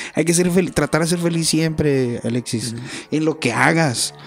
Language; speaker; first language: Spanish; native; Spanish